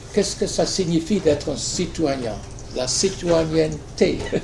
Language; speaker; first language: French; non-native, fluent; English